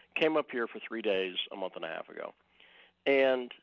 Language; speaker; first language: English; native; English